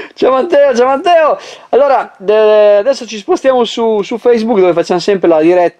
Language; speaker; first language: Italian; native; Italian